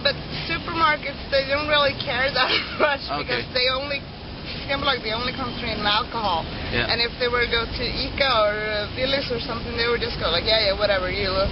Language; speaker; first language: English; non-native, fluent; Swedish